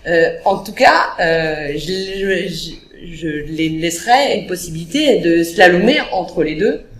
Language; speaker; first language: French; native; French